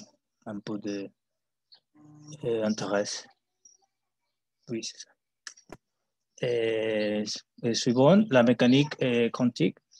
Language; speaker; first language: French; non-native, learner; Spanish